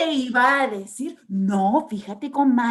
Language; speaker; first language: Spanish; early bilingual, heritage; English